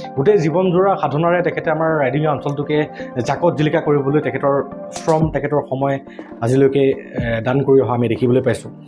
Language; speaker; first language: Assamese; native; Assamese